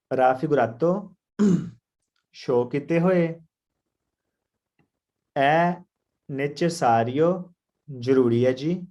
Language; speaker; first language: Italian; non-native, learner; Punjabi